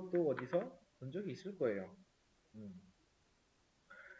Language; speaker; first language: Korean; native; Korean